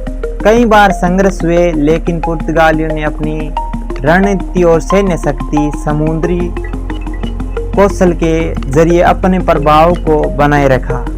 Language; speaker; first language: Hindi; native; Hindi